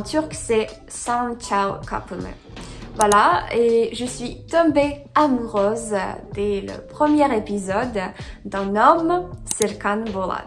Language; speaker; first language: French; non-native, fluent; Russian